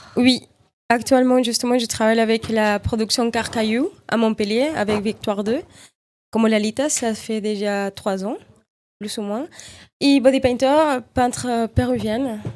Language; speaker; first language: French; non-native, fluent; Spanish